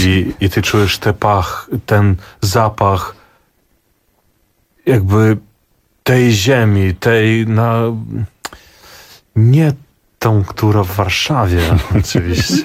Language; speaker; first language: Polish; non-native, fluent; Belarusian